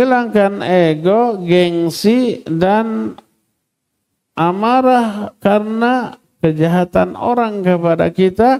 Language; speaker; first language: Indonesian; non-native, local second language; Sundanese